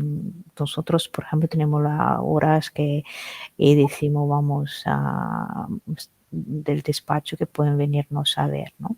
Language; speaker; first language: Spanish; non-native, fluent; Italian